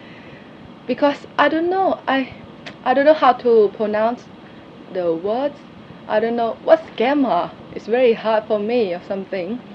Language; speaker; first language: English; non-native, learner; Thai